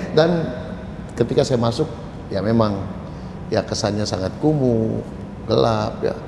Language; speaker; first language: Indonesian; native; Indonesian